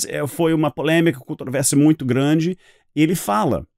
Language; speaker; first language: Portuguese; non-native, fluent; English